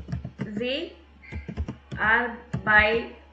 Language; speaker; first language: German; non-native, fluent; Tamil